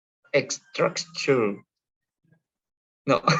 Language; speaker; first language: English; non-native, learner; Spanish